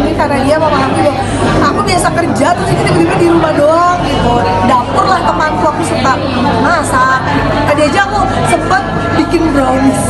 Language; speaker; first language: Indonesian; native; Indonesian